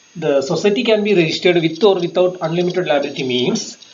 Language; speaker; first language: English; non-native, local second language; Malayalam